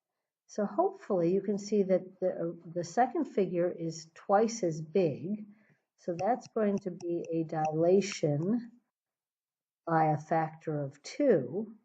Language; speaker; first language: English; native; English